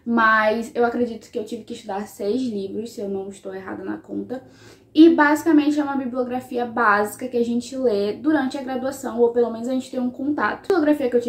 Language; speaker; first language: Portuguese; native; Portuguese